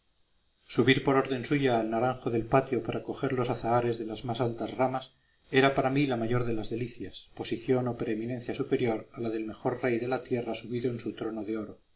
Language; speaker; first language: Spanish; native; Spanish